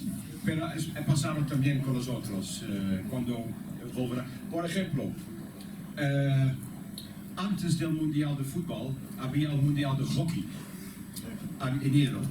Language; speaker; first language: Spanish; non-native, learner; Dutch